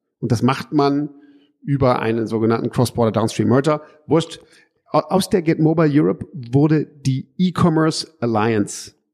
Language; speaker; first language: German; early bilingual, heritage; German